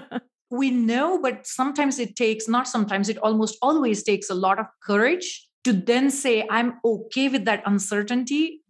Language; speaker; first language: English; non-native, local second language; Marathi